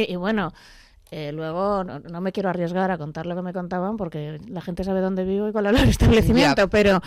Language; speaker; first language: Spanish; native; Spanish